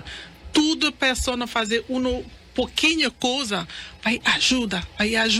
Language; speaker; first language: Portuguese; non-native, learner; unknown